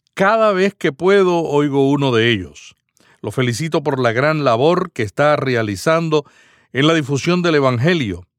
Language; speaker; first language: Spanish; native; Spanish